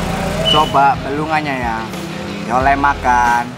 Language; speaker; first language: Indonesian; native; Indonesian